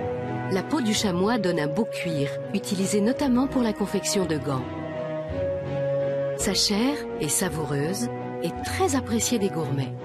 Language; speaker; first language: French; native; French